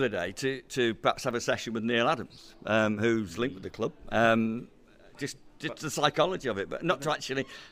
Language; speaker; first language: English; native; English